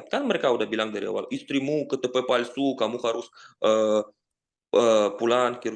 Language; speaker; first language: Indonesian; non-native, fluent; Russian